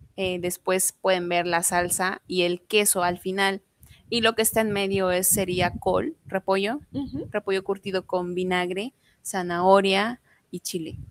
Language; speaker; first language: Spanish; non-native, local second language; Zapotec